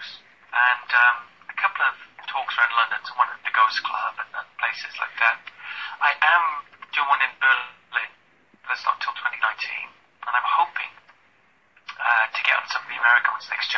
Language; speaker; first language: English; native; English